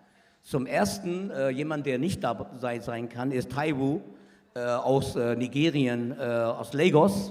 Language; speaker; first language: German; non-native, fluent; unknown